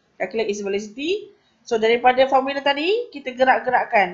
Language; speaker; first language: English; non-native, local second language; Malay